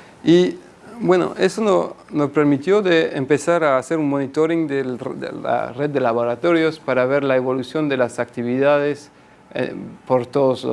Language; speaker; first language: Spanish; non-native, fluent; French